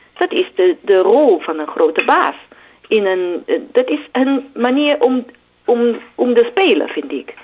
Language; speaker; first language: Dutch; non-native, fluent; Chinese